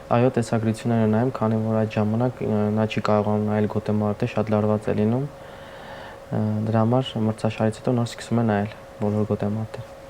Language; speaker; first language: Armenian; non-native, local second language; Kurdish